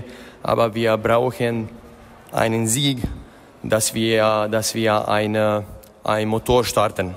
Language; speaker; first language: German; non-native, fluent; Serbian